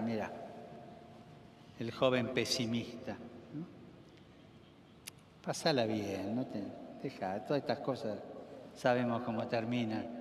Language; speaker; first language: Spanish; native; Spanish